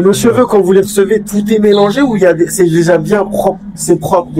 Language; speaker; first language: French; native; French